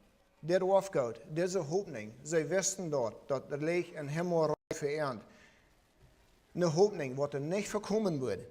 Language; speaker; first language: German; non-native, learner; Plautdietsch